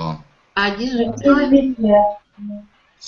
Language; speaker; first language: French; non-native, learner; Russian